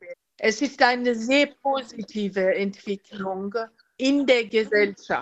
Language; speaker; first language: German; non-native, fluent; Persian